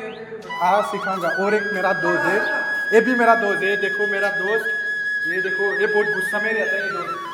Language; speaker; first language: Hindi; non-native, local second language; Assamese